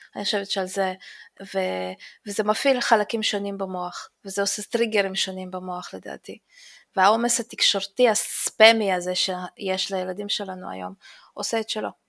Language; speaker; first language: Hebrew; early bilingual, other home language; Russian